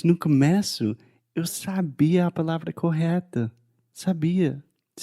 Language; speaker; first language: Portuguese; non-native, fluent; English